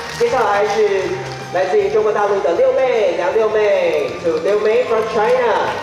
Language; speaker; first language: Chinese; native; Chinese